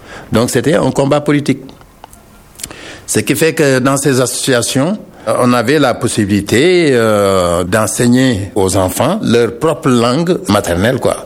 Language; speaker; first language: French; non-native, local second language; Wolof